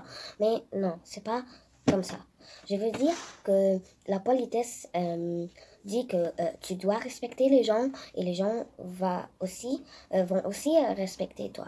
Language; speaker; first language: French; non-native, learner; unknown